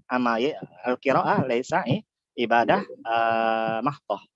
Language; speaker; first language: Arabic; non-native, fluent; Indonesian